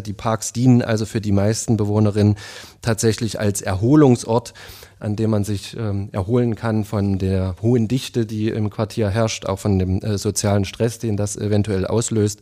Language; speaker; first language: German; native; German